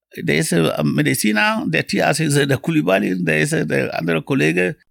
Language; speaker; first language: German; non-native, fluent; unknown